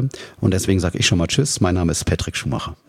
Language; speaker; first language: German; native; German